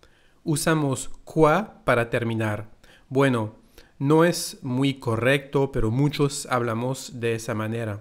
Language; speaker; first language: Spanish; non-native, fluent; French